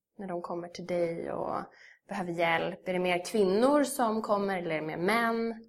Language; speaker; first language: Swedish; native; Swedish